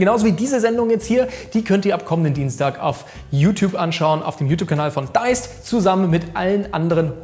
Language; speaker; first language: German; native; German